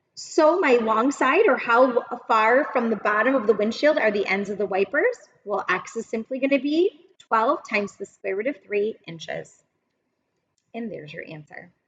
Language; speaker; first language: English; native; English